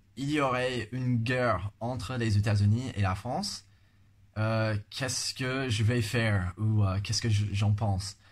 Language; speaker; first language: French; non-native, fluent; English